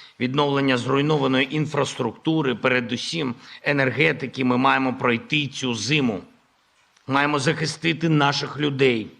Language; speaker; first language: Ukrainian; non-native, local second language; Russian